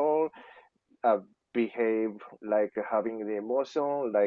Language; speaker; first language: English; non-native, learner; Japanese